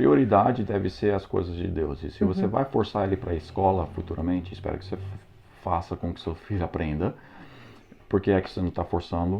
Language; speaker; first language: Portuguese; non-native, fluent; English